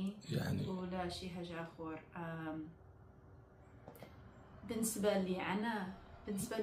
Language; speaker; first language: Arabic; non-native, learner; English